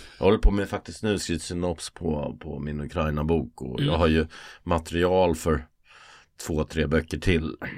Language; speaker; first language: Swedish; native; Swedish